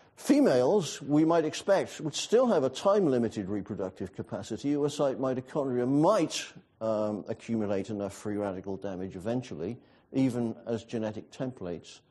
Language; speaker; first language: English; native; English